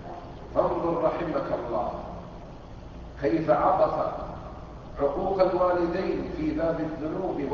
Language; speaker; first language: Arabic; native; Arabic